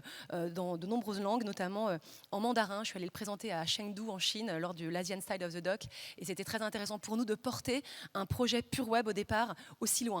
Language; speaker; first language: French; native; French